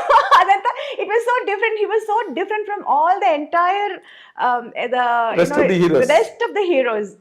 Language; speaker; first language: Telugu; non-native, local second language; Tamil